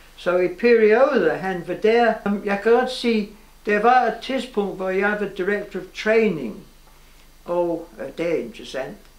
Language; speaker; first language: Danish; non-native, fluent; English